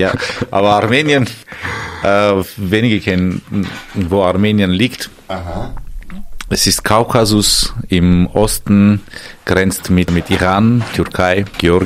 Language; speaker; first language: German; non-native, fluent; Armenian